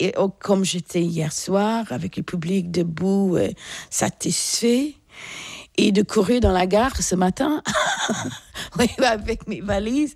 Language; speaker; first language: French; non-native, fluent; English